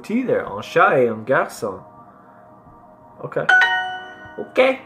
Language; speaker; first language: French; non-native, learner; English